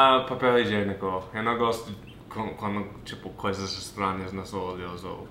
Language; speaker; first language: Portuguese; non-native, fluent; English